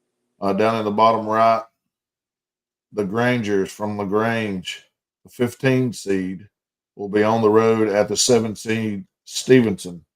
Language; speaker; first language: English; native; English